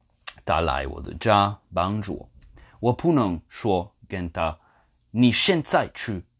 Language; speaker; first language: Chinese; non-native, fluent; English